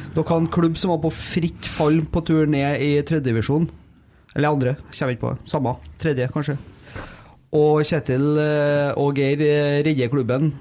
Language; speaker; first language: Norwegian; native; Norwegian